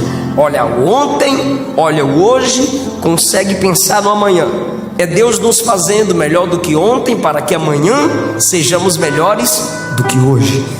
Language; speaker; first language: Portuguese; native; Portuguese